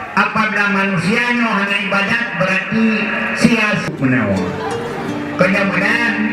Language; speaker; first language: Malay; non-native, local second language; Achinese